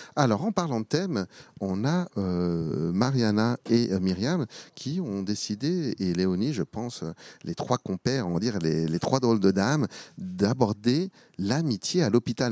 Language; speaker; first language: French; native; French